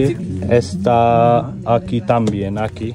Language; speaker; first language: Spanish; non-native, learner; Hindi